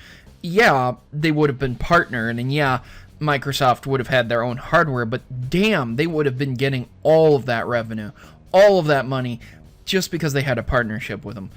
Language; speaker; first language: English; native; English